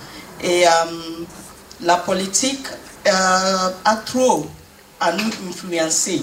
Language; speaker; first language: French; non-native, learner; English